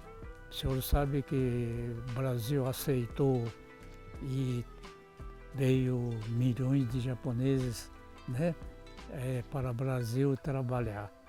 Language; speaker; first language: Portuguese; non-native, local second language; Japanese